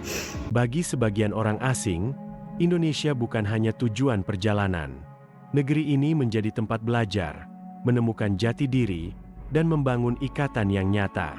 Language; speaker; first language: Indonesian; native; Indonesian